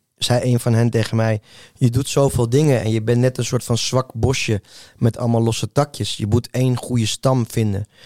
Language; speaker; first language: Dutch; early bilingual, other home language; Spanish